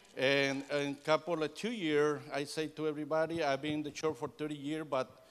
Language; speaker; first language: English; non-native, learner; Spanish